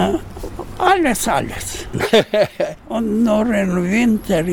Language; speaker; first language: German; non-native, learner; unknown